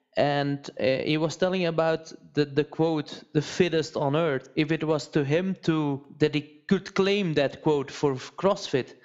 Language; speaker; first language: English; non-native, fluent; Dutch